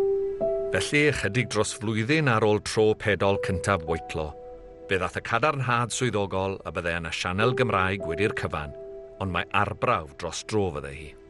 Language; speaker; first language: Welsh; native; Welsh